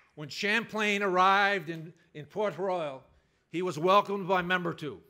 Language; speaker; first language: English; native; English